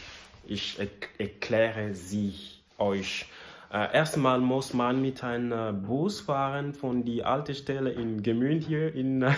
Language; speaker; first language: German; non-native, learner; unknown